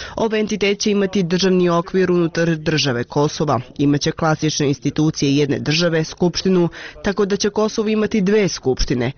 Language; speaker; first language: Serbian; non-native, local second language; Albanian